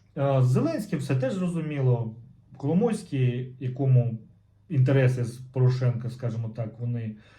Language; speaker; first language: Ukrainian; non-native, local second language; Russian